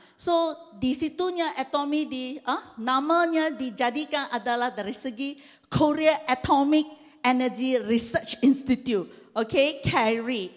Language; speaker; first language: Malay; non-native, local second language; Chinese